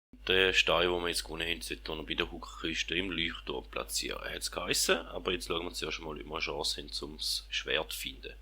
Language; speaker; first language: German; native; German